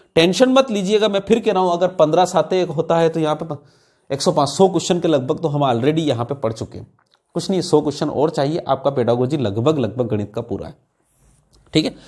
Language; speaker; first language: Hindi; native; Hindi